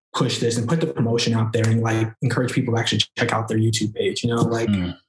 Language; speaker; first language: English; native; English